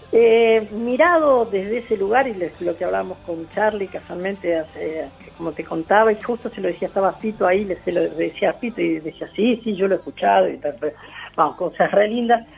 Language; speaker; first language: Spanish; native; Spanish